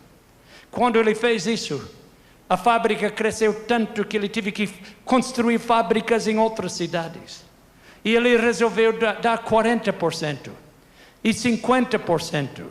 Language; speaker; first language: Portuguese; non-native, fluent; English